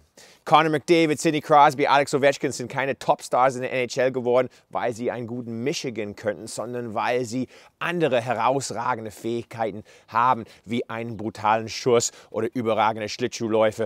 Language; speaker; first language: German; non-native, fluent; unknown